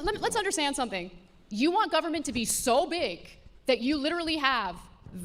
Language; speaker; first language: English; native; English